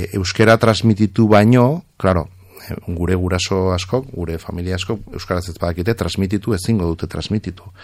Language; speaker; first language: Basque; non-native, local second language; Spanish